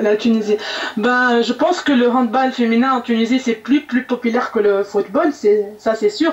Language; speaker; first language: French; non-native, local second language; Arabic